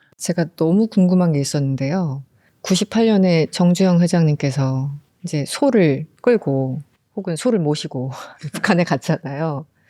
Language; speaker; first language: Korean; native; Korean